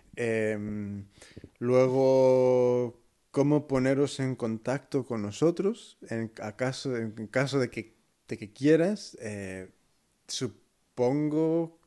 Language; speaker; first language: Spanish; early bilingual, heritage; Spanish